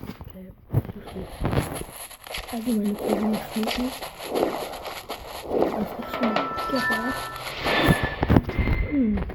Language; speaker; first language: German; early bilingual, other home language; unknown